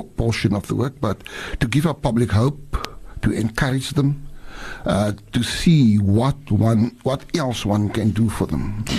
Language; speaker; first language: English; non-native, local second language; Afrikaans